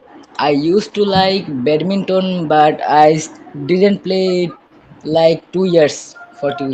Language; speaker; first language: English; non-native, learner; Bangla